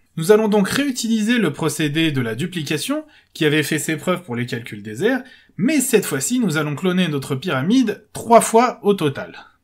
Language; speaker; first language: French; native; French